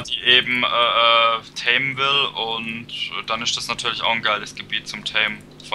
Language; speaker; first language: German; native; German